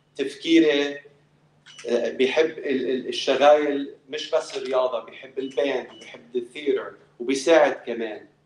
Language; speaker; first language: Arabic; early bilingual, other home language; English